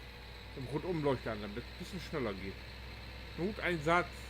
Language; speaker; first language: German; native; German